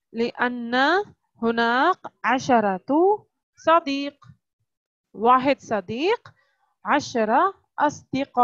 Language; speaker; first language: Arabic; non-native, learner; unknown